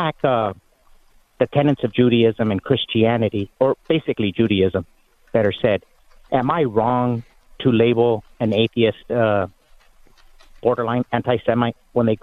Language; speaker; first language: English; non-native, fluent; Spanish